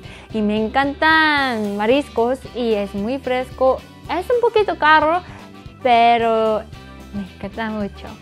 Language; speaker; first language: Spanish; non-native, fluent; Korean